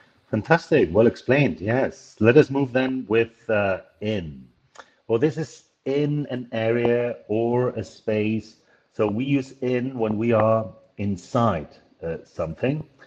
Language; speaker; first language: English; non-native, fluent; Spanish